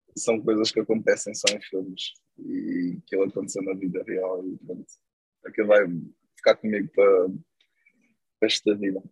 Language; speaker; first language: Portuguese; non-native, local second language; Kabuverdianu